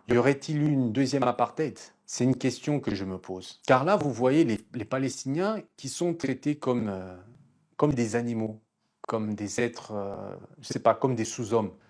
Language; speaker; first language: French; non-native, local second language; Lingala